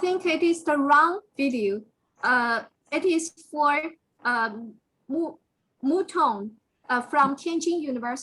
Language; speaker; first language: English; non-native, fluent; Chinese